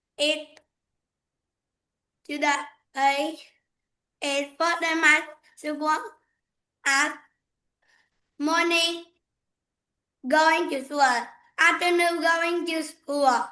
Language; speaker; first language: English; non-native, learner; Vietnamese